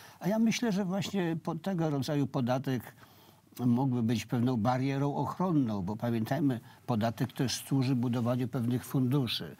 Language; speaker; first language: Polish; native; Polish